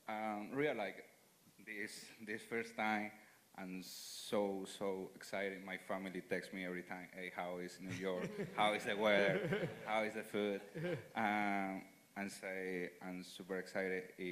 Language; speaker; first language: English; non-native, learner; Spanish